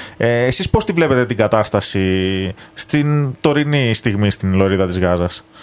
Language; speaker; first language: Greek; native; Greek